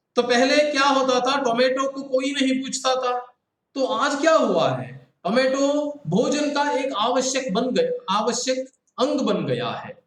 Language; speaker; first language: Hindi; non-native, local second language; Kannada